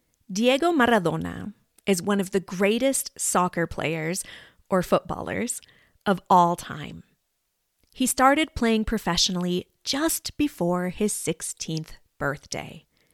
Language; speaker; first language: English; native; English